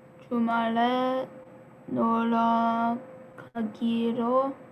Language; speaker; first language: Korean; non-native, learner; English